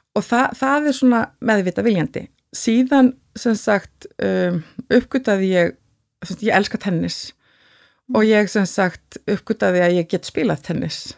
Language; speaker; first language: Icelandic; native; Icelandic